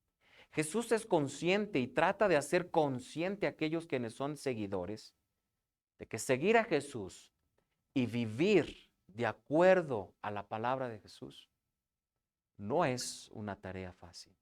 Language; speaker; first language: Spanish; native; Spanish